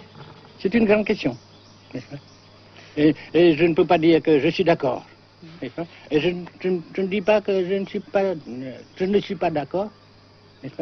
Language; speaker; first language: French; non-native, local second language; Vietnamese